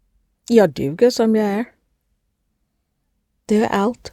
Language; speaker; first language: Swedish; non-native, fluent; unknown